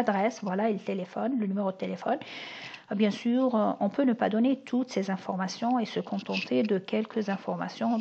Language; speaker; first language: French; non-native, local second language; Arabic